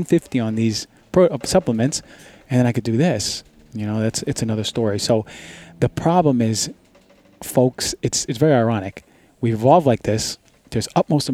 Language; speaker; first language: English; native; English